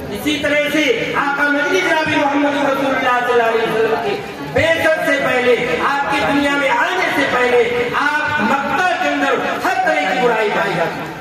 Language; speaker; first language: Urdu; native; Urdu